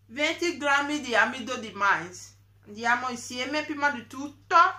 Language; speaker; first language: Italian; non-native, learner; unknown